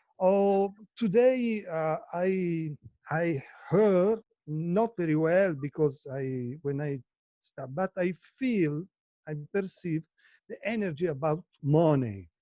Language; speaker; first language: English; non-native, learner; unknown